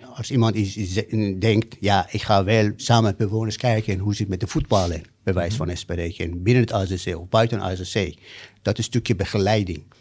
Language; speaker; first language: Dutch; non-native, fluent; Persian